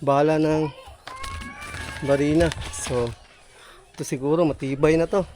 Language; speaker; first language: Filipino; non-native, local second language; Cebuano